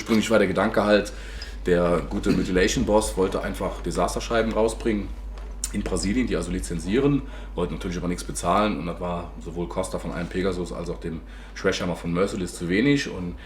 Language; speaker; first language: German; native; German